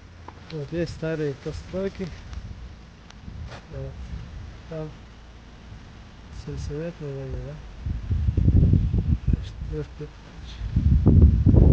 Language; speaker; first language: Russian; non-native, local second language; Chechen